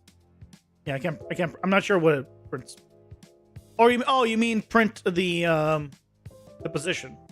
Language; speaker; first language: English; native; English